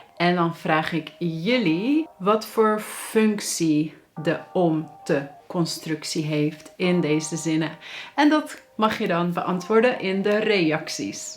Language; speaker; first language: Dutch; native; Dutch